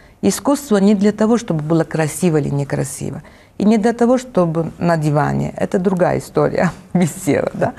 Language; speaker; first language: Russian; non-native, fluent; Italian